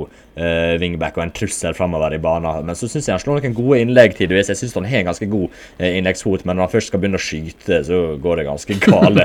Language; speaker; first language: Norwegian; native; Norwegian